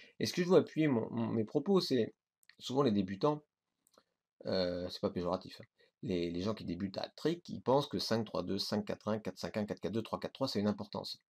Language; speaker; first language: French; native; French